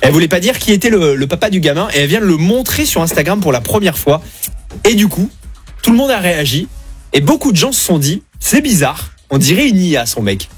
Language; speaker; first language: French; native; French